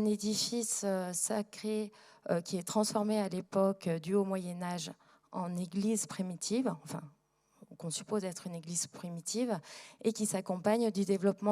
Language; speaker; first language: French; native; French